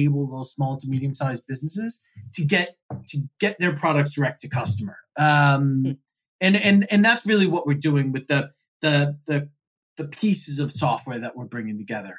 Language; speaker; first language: English; native; English